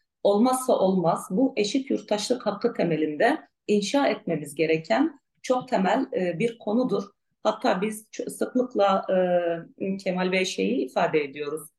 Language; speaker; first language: Turkish; non-native, local second language; Arabic